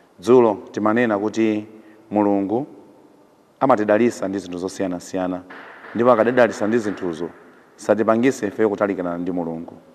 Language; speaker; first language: Nyanja; native; Nyanja